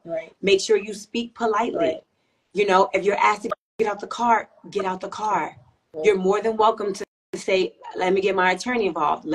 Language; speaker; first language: English; native; English